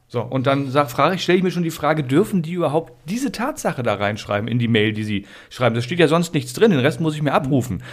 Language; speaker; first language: German; native; German